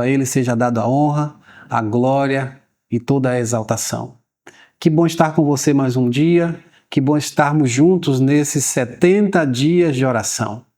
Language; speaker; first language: Portuguese; native; Portuguese